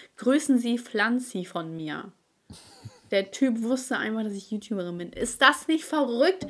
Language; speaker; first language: German; early bilingual, other home language; Ukrainian